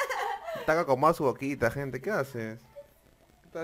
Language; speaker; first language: Spanish; native; Spanish